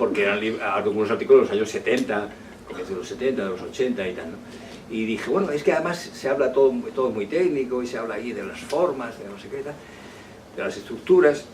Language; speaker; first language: Spanish; native; Spanish